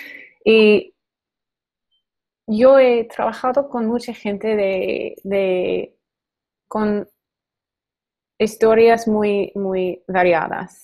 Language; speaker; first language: Spanish; non-native, learner; English